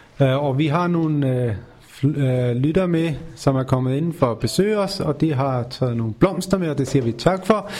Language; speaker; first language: Danish; non-native, fluent; Urdu